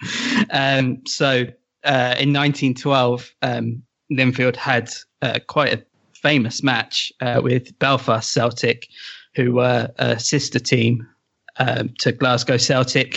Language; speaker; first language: English; native; English